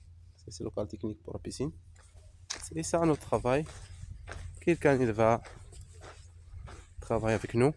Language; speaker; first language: French; non-native, local second language; Arabic